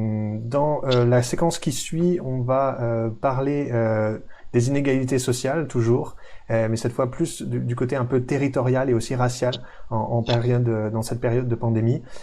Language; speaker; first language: French; native; French